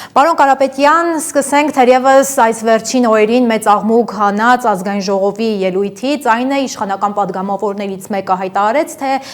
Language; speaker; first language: Armenian; native; Armenian